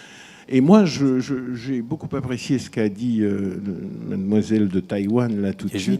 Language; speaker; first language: French; native; French